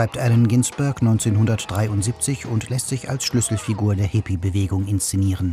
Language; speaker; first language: German; native; German